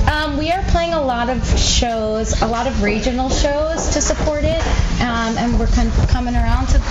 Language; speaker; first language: English; native; English